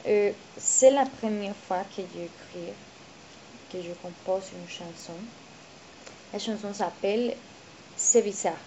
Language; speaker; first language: French; non-native, learner; Spanish